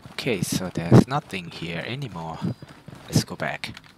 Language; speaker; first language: English; non-native, fluent; Thai